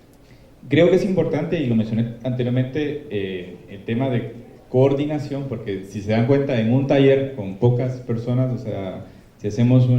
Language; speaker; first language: Spanish; native; Spanish